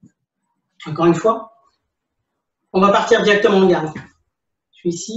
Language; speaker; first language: French; native; French